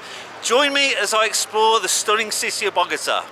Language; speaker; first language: English; native; English